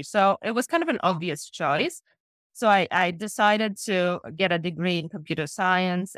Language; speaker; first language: English; non-native, local second language; Sinhala